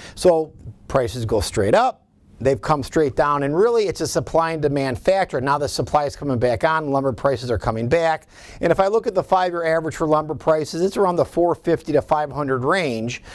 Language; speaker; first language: English; native; English